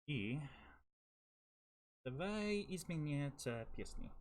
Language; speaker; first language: Russian; non-native, learner; English